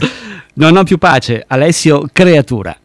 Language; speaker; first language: Italian; native; Italian